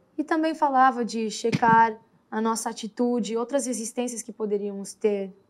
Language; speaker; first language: Portuguese; native; Portuguese